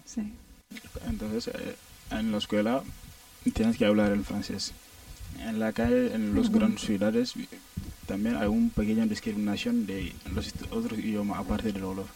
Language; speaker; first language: Spanish; non-native, learner; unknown